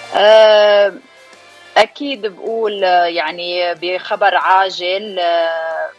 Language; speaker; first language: Arabic; native; Arabic